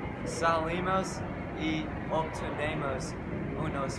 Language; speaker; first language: Spanish; non-native, learner; English